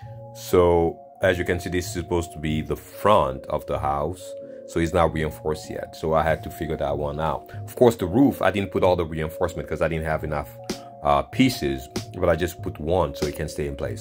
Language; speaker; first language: English; non-native, fluent; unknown